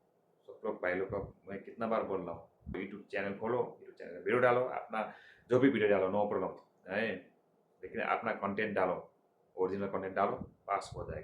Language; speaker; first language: Hindi; non-native, learner; Nepali